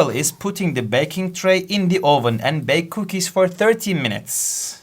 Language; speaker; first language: English; non-native, fluent; Turkish